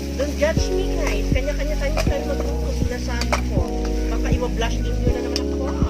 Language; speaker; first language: Filipino; non-native, local second language; Kinaray-a